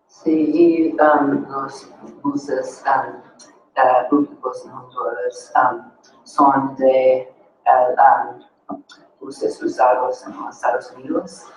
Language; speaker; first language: Spanish; non-native, fluent; English